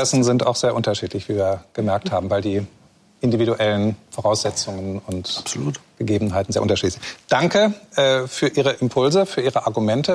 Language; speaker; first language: German; native; German